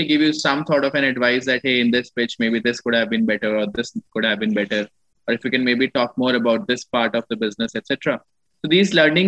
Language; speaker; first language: English; non-native, local second language; Punjabi